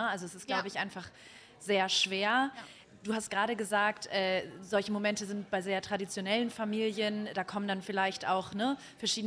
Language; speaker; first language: German; native; German